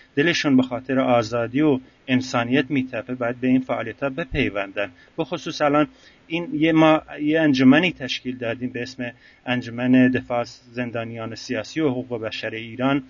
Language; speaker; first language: Persian; non-native, local second language; Central Kurdish